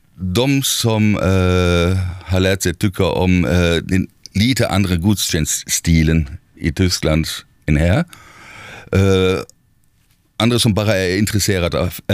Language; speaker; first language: Swedish; non-native, fluent; German